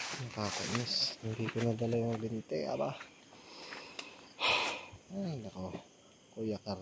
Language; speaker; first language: Filipino; native; Filipino